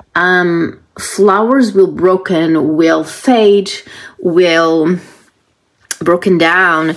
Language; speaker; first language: English; non-native, fluent; Portuguese